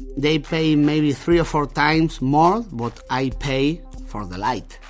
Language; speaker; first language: English; non-native, fluent; Spanish